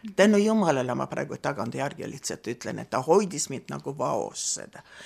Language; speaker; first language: Estonian; non-native, local second language; Russian